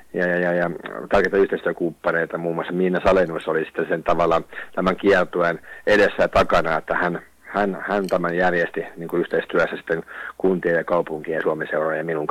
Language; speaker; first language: Finnish; native; Finnish